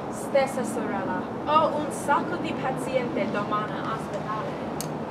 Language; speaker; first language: Italian; non-native, learner; English